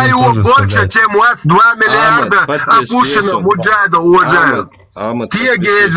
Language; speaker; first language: Russian; non-native, local second language; Chechen